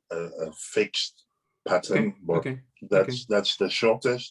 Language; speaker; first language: English; non-native, local second language; Yoruba